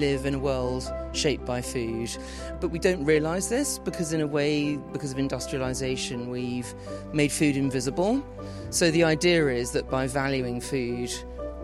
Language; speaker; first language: English; native; English